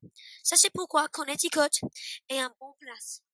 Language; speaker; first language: French; non-native, learner; English